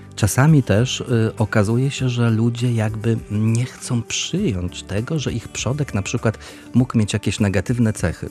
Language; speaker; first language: Polish; native; Polish